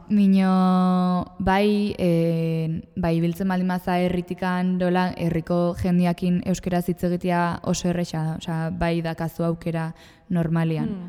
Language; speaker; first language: Basque; native; Basque